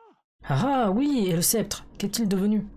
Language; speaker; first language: French; native; French